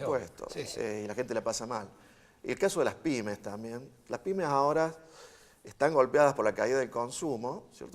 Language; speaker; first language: Spanish; native; Spanish